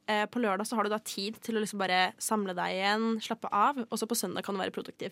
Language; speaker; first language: Norwegian; native; Norwegian